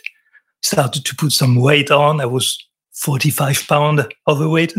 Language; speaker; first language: English; non-native, fluent; French